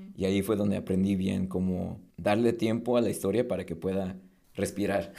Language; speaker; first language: Spanish; early bilingual, heritage; Spanish